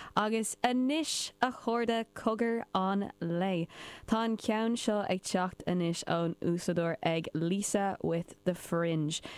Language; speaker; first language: Irish; non-native, local second language; English